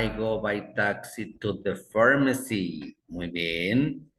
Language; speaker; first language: English; non-native, fluent; Spanish